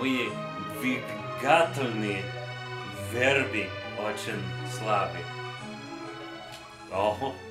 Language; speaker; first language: Russian; non-native, learner; English